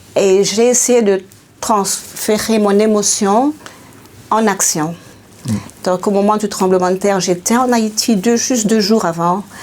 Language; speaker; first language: French; native; French